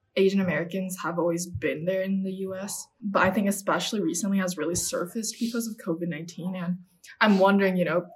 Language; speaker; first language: English; non-native, fluent; Chinese